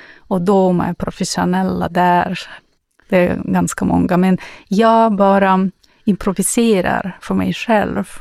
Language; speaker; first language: Swedish; non-native, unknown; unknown